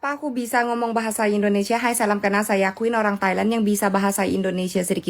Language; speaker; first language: Indonesian; non-native, fluent; Thai